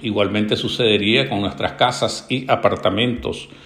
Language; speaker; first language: Spanish; native; Spanish